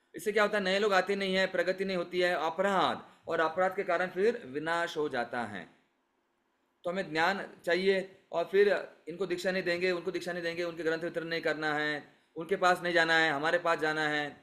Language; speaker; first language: Hindi; non-native, local second language; Marathi